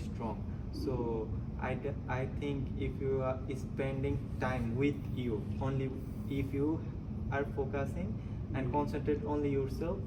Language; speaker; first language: English; non-native, local second language; Bangla